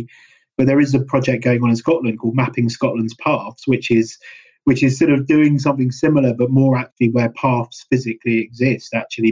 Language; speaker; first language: English; native; English